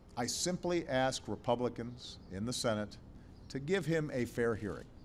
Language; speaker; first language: English; native; English